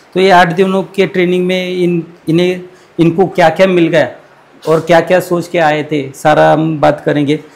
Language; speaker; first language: Hindi; non-native, local second language; Marathi